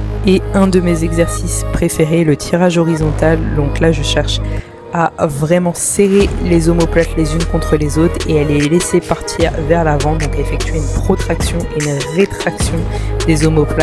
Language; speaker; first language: French; native; French